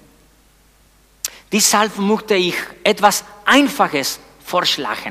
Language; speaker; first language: German; non-native, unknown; Spanish